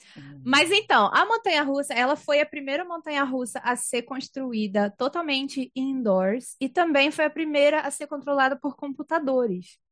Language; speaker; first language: Portuguese; native; Portuguese